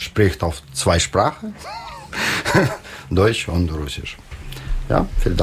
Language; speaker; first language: German; non-native, learner; Russian